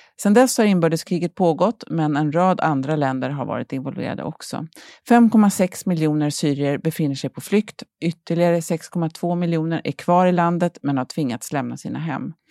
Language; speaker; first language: Swedish; native; Swedish